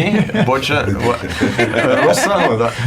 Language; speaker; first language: Hungarian; non-native, learner; English